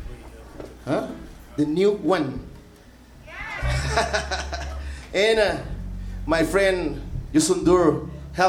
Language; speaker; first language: English; non-native, learner; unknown